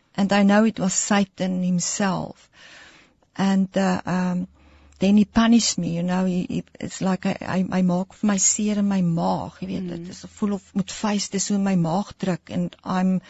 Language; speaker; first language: English; non-native, learner; Afrikaans